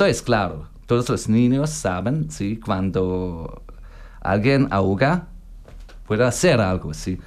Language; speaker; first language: Spanish; non-native, learner; German